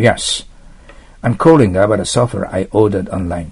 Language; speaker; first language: English; non-native, fluent; Japanese